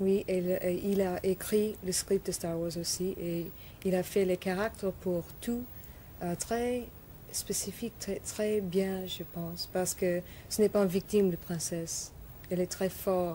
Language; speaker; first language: French; non-native, learner; English